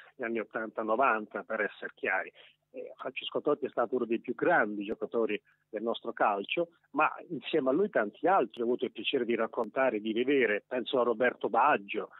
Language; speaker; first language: Italian; native; Italian